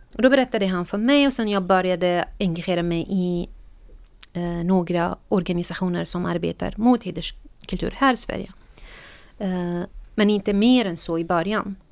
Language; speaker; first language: Swedish; non-native, fluent; Arabic